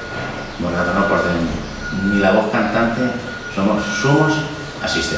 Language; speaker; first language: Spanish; non-native, local second language; Catalan